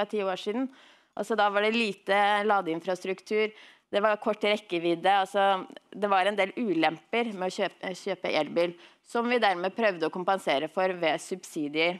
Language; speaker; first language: Norwegian; native; Norwegian